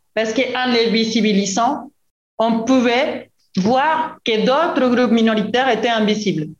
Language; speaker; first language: French; non-native, fluent; Spanish